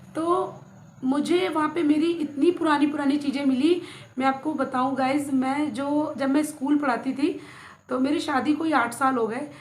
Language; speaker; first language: Hindi; native; Hindi